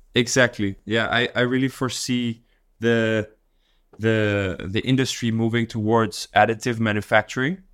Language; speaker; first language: English; non-native, local second language; Dutch